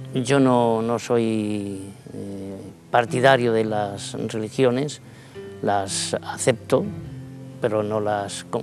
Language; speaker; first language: Spanish; native; Spanish